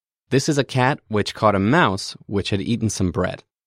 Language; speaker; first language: English; native; English